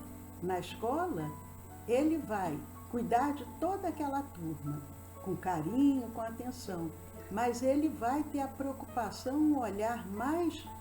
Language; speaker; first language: Portuguese; native; Portuguese